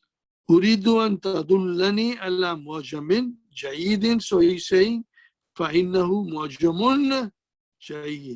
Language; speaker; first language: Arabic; non-native, fluent; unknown